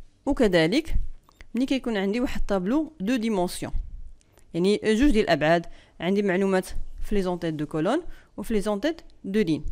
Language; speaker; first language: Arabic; native; Arabic